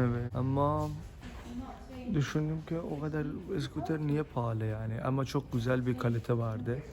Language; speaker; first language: Turkish; non-native, learner; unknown